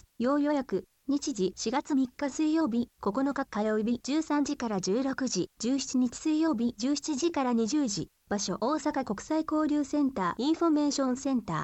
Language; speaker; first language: Japanese; native; Japanese